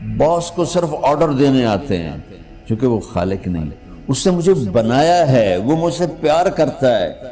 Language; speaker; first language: Urdu; non-native, local second language; Punjabi